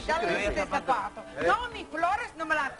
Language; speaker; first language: Spanish; native; Spanish